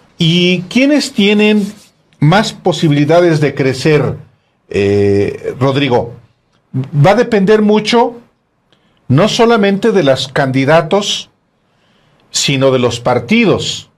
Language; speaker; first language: Spanish; native; Spanish